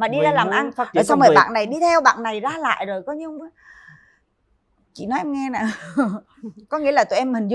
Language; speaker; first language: Vietnamese; native; Vietnamese